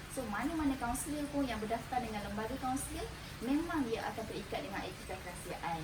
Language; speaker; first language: Malay; native; Malay